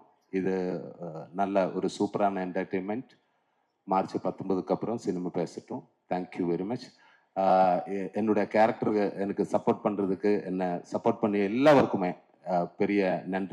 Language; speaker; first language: Tamil; non-native, fluent; Malayalam